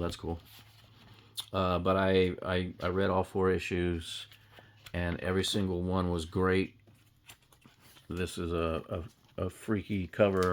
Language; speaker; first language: English; native; English